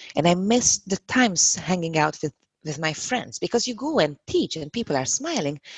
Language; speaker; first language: English; non-native, fluent; Hungarian